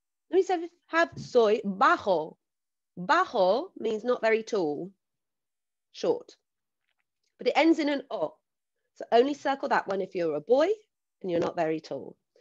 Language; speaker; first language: English; native; English